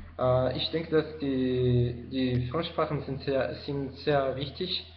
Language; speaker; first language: German; non-native, learner; Spanish